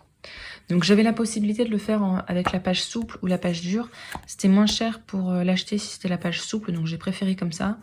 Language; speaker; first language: French; native; French